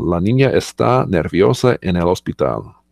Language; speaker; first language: Spanish; non-native, learner; English